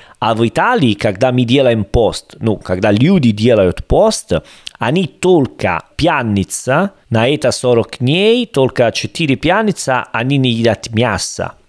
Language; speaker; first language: Russian; non-native, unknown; Italian